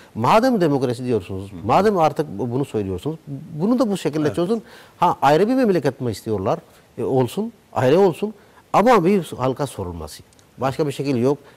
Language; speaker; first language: Turkish; non-native, fluent; Urdu